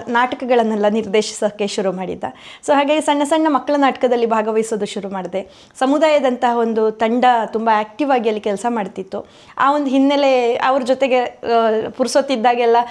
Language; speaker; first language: Kannada; native; Kannada